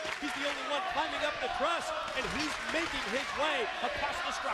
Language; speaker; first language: English; native; English